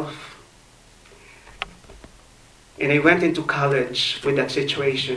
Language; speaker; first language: English; non-native, local second language; Filipino